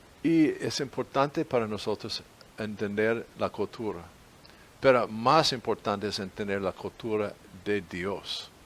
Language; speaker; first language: Spanish; non-native, fluent; English